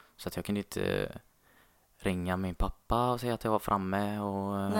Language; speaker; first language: Swedish; non-native, fluent; Arabic